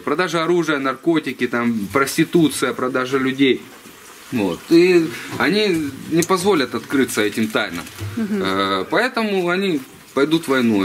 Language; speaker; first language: Russian; native; Russian